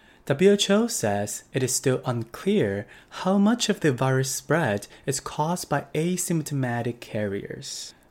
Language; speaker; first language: English; non-native, fluent; Chinese